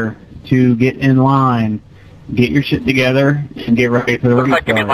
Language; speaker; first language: English; native; English